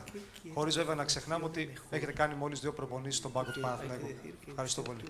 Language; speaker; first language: Greek; native; Greek